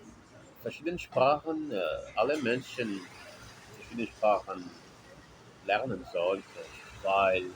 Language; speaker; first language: German; non-native, learner; Portuguese